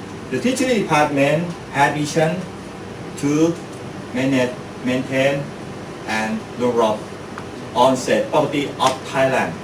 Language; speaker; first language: English; non-native, learner; Thai